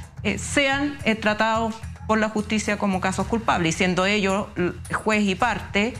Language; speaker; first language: Spanish; native; Spanish